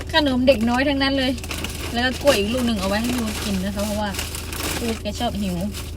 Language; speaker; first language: Thai; non-native, local second language; Khmer